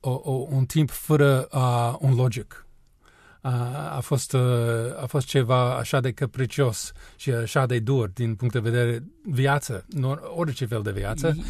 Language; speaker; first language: Romanian; non-native, learner; English